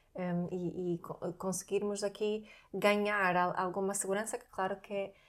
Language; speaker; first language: Portuguese; non-native, fluent; Swedish